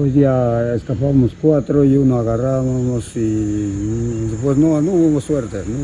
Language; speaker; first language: Spanish; native; Spanish